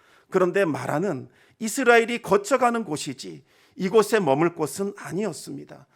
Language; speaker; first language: Korean; native; Korean